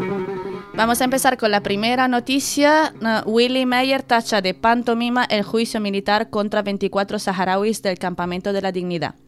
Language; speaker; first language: Spanish; native; Spanish